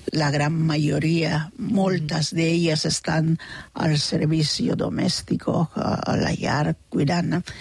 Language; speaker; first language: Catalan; non-native, fluent; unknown